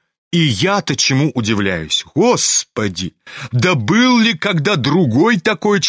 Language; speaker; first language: Russian; native; Russian